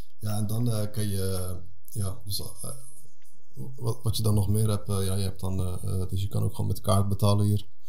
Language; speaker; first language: Dutch; early bilingual, other home language; Arabic